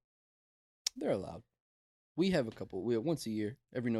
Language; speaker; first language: English; native; English